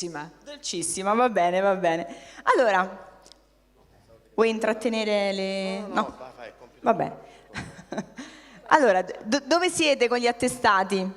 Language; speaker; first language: Italian; native; Italian